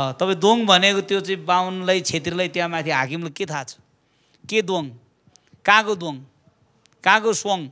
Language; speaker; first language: Nepali; non-native, local second language; Eastern Tamang